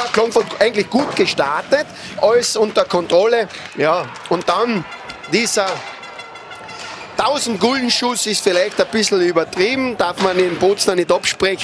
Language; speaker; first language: German; native; German